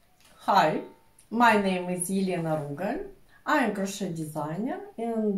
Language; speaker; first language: English; non-native, learner; Russian